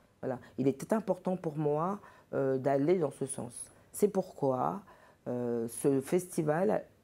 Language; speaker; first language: French; early bilingual, other home language; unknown